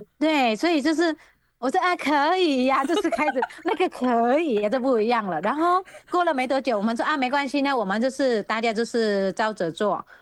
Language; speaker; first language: Chinese; non-native, fluent; Vietnamese